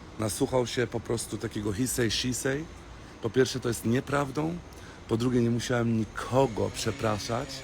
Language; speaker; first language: Polish; early bilingual, heritage; Polish